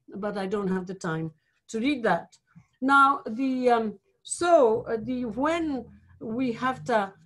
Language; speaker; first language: English; non-native, local second language; Bangla